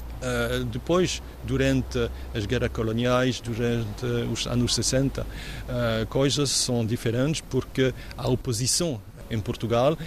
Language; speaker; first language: Portuguese; non-native, learner; French